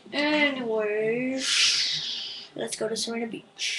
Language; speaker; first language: English; native; English